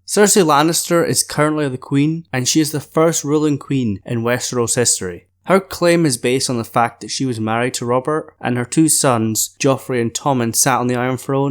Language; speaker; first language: English; native; English